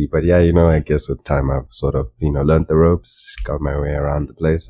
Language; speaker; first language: English; non-native, local second language; Shona